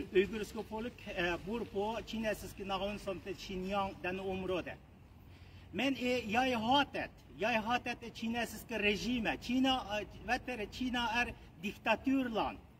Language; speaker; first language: Norwegian; non-native, learner; Uyghur